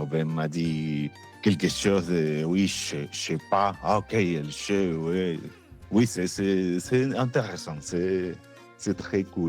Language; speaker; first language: French; non-native, learner; Spanish